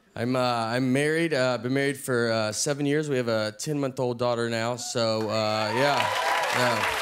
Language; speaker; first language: English; native; English